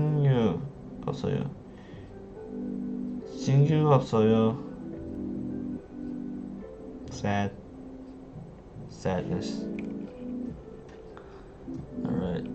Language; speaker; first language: Korean; non-native, learner; English